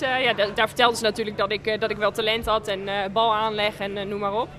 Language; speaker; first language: Dutch; native; Dutch